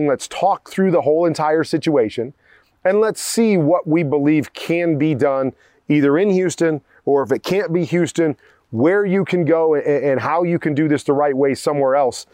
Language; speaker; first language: English; native; English